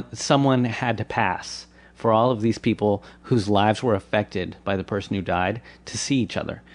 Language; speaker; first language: English; native; English